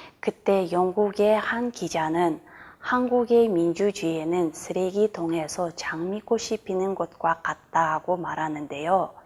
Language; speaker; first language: Korean; non-native, fluent; Kyrgyz